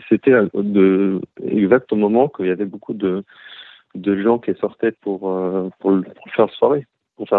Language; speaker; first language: French; early bilingual, heritage; Hebrew